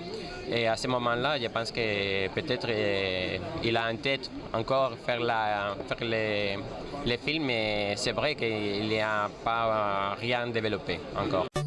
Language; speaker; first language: French; non-native, fluent; Spanish